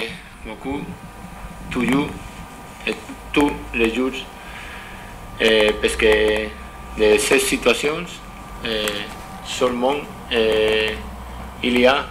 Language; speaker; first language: French; non-native, learner; Spanish